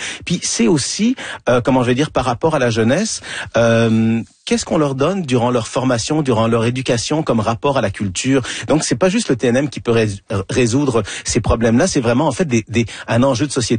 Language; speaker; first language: French; native; French